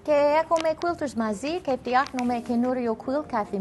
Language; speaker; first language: Greek; non-native, learner; English